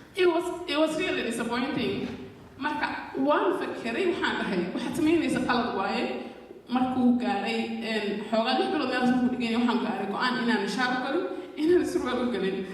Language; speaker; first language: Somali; native; Somali